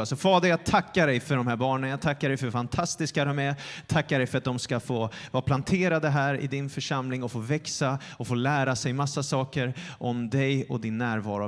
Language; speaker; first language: Swedish; native; Swedish